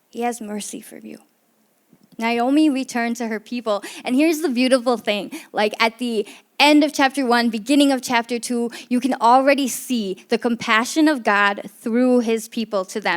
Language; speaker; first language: English; native; English